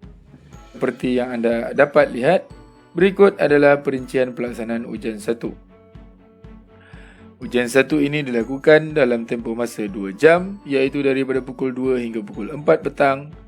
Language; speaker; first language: Malay; native; Malay